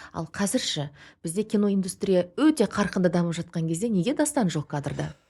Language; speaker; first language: Kazakh; native; Kazakh